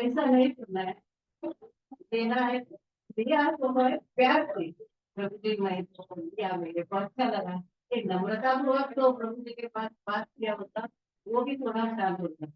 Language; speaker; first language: Hindi; non-native, local second language; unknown